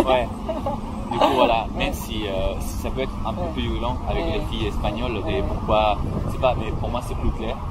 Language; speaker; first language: French; non-native, fluent; Spanish